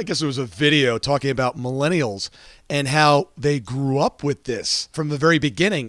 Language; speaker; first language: English; native; English